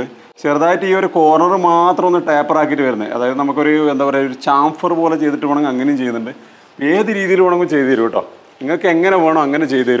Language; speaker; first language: Malayalam; native; Malayalam